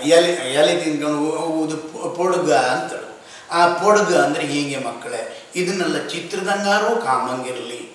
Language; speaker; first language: Kannada; native; Kannada